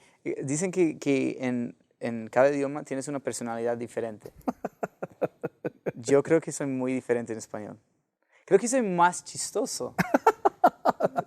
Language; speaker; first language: Spanish; non-native, fluent; English